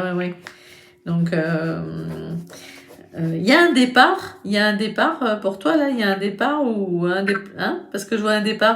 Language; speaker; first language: French; native; French